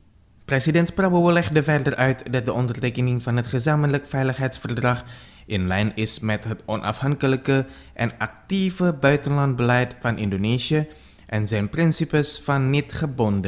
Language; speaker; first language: Dutch; non-native, fluent; Indonesian